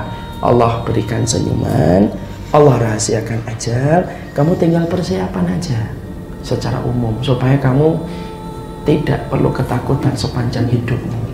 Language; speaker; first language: Indonesian; native; Indonesian